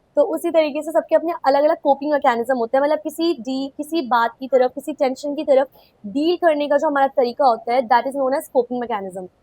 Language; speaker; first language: Hindi; non-native, local second language; Kashmiri